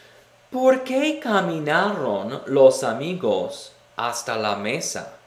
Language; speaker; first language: Spanish; non-native, fluent; English